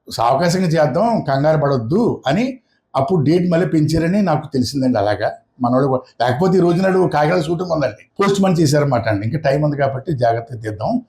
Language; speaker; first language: Telugu; native; Telugu